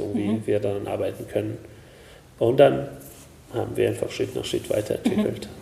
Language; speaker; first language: German; non-native, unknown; Hungarian